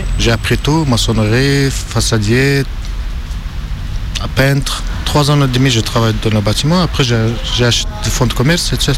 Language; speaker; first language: French; non-native, learner; Russian